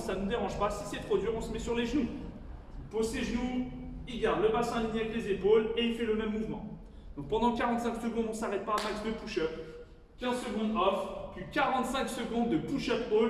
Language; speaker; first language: French; native; French